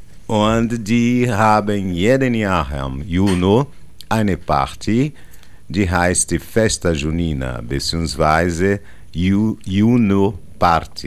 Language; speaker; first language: German; non-native, learner; Portuguese